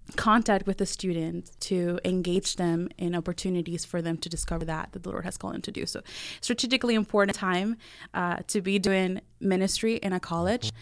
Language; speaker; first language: English; early bilingual, other home language; Spanish